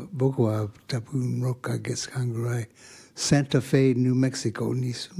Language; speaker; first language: Japanese; non-native, learner; English